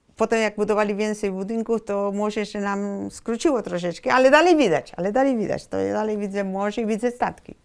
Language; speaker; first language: Polish; non-native, fluent; Spanish